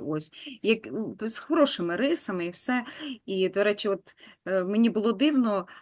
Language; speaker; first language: Ukrainian; native; Ukrainian